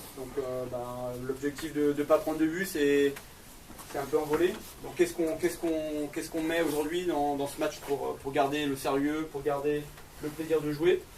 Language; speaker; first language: French; native; French